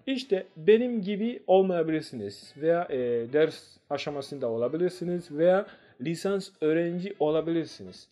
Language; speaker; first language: Turkish; non-native, fluent; Swahili